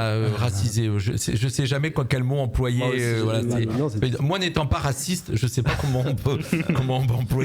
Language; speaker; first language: French; native; French